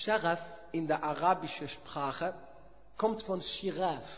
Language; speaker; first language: German; non-native, fluent; Arabic